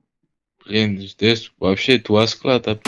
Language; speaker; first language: Russian; non-native, fluent; Georgian